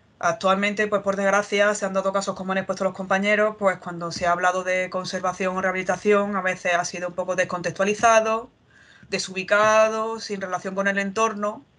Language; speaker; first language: Spanish; native; Spanish